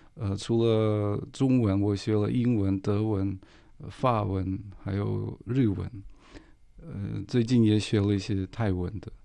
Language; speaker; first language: Chinese; non-native, fluent; Russian